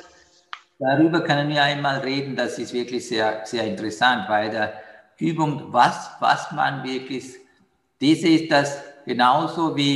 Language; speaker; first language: German; non-native, fluent; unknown